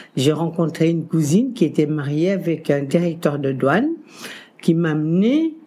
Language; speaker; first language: French; non-native, local second language; Kabuverdianu